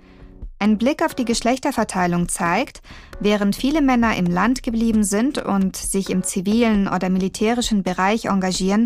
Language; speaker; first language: German; native; German